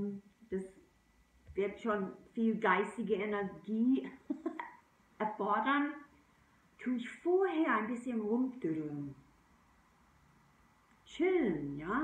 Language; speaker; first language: German; non-native, fluent; English